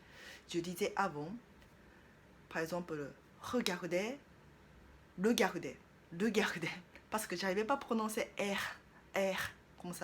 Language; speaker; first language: French; non-native, learner; Japanese